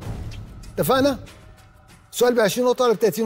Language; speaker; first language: Arabic; native; Arabic